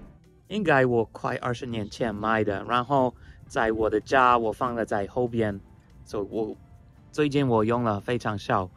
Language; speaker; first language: Chinese; non-native, fluent; English